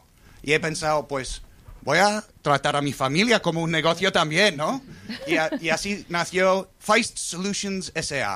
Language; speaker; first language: Spanish; non-native, fluent; English